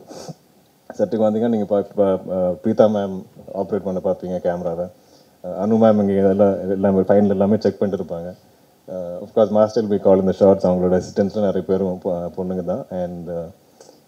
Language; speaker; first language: Tamil; non-native, local second language; Malayalam